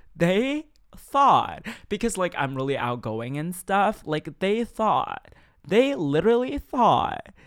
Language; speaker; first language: English; non-native, fluent; Chinese